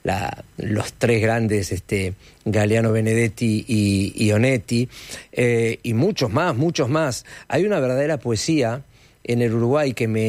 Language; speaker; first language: Spanish; native; Spanish